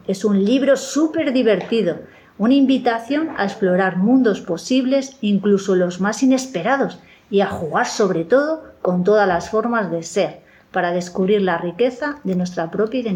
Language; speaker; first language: Spanish; native; Spanish